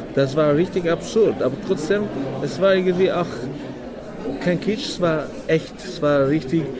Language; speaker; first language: German; non-native, fluent; Arabic